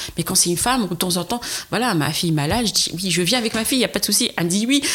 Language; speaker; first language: French; non-native, local second language; Arabic